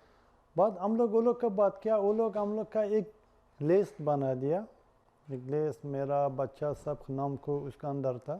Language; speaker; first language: Hindi; non-native, learner; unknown